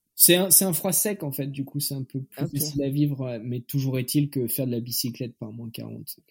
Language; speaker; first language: French; native; French